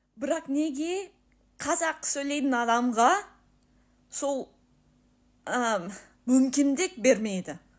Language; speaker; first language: Kazakh; non-native, learner; English